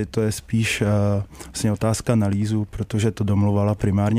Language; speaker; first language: Czech; native; Czech